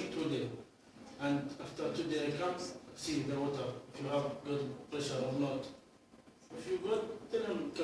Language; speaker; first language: English; non-native, learner; Arabic